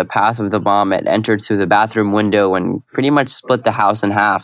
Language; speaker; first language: English; early bilingual, other home language; Arabic